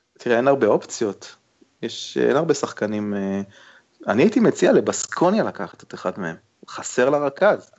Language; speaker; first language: Hebrew; native; Hebrew